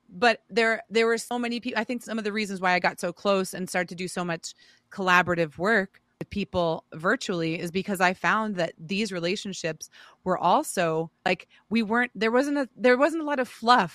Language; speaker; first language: English; native; English